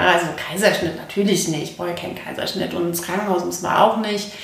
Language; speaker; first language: German; native; German